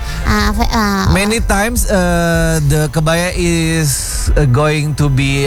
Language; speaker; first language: English; non-native, learner; Indonesian